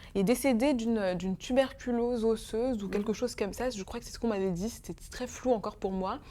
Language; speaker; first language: French; early bilingual, other home language; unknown